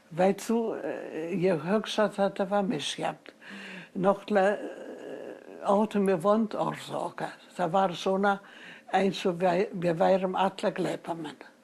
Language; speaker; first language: Icelandic; non-native, fluent; German